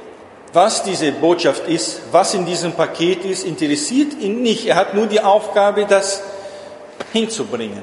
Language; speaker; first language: German; non-native, fluent; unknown